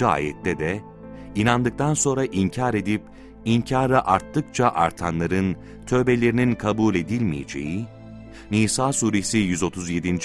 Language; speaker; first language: Turkish; native; Turkish